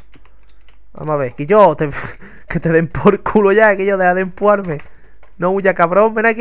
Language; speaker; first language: Spanish; native; Spanish